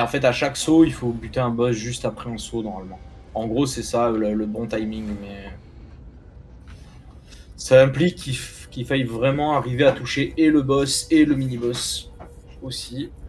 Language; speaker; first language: French; native; French